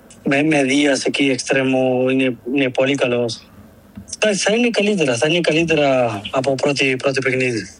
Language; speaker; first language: Greek; non-native, learner; Spanish